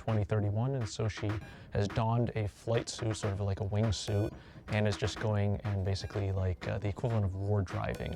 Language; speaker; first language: English; native; English